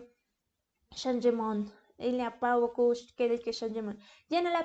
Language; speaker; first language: French; non-native, learner; English